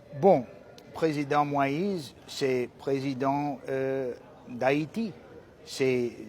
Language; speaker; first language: Haitian Creole; non-native, learner; English